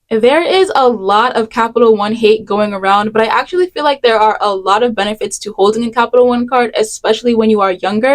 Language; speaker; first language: English; native; English